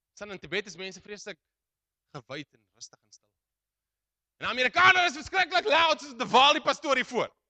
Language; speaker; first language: Afrikaans; native; Afrikaans